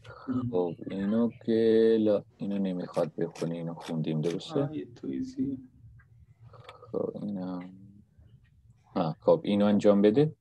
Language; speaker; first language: Persian; non-native, fluent; Urdu